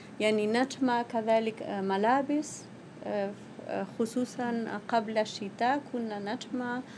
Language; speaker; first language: Arabic; non-native, fluent; Spanish